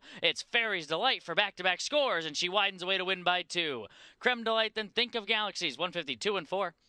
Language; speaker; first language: English; native; English